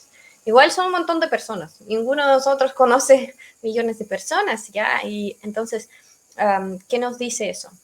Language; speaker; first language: Spanish; non-native, fluent; Russian